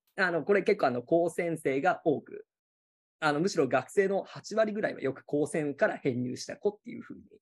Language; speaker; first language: Japanese; native; Japanese